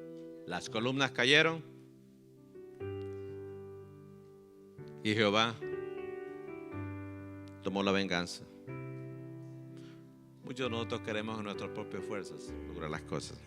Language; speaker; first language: Spanish; native; Spanish